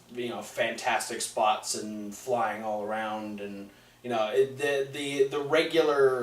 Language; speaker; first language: English; native; English